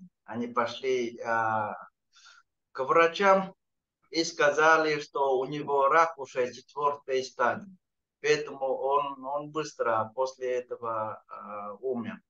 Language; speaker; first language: Russian; non-native, fluent; Vietnamese